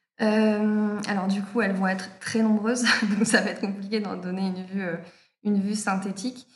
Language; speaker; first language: French; native; French